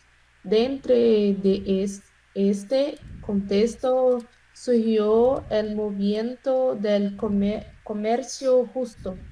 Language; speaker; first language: Spanish; non-native, learner; Portuguese